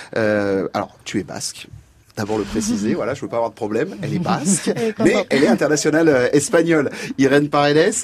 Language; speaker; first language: French; native; French